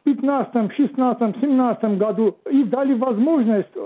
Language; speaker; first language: Russian; non-native, local second language; Armenian